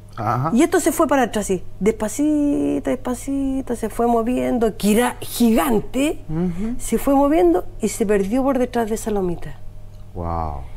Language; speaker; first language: Spanish; native; Spanish